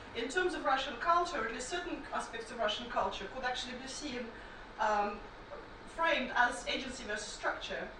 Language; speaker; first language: English; non-native, fluent; Russian